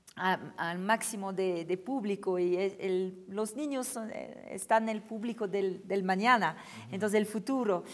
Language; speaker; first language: Spanish; non-native, fluent; French